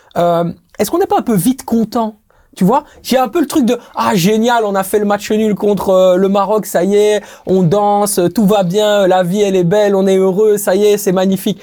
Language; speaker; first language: French; native; French